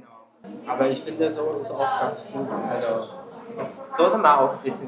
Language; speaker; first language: German; non-native, learner; Chinese